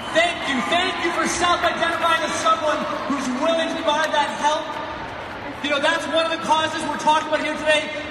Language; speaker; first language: English; native; English